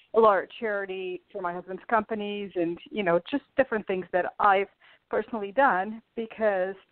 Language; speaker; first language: English; early bilingual, other home language; Portuguese